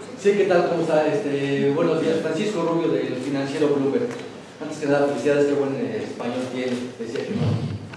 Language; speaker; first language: Spanish; non-native, learner; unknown